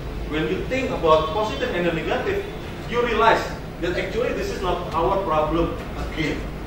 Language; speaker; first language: English; non-native, learner; Indonesian